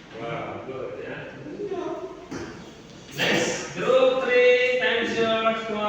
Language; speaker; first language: English; non-native, learner; Indonesian